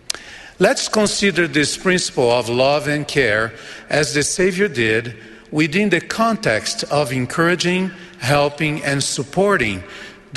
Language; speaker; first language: English; non-native, fluent; Portuguese